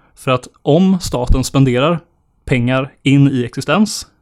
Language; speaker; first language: Swedish; native; Swedish